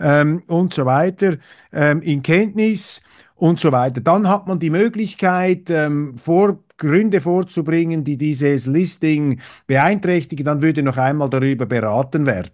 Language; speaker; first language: German; native; German